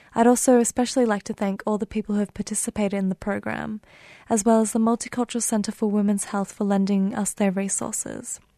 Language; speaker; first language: English; native; English